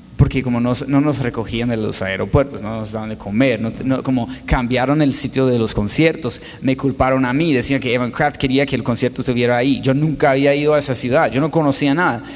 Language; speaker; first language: Spanish; non-native, fluent; English